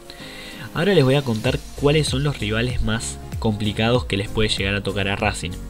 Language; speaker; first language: Spanish; native; Spanish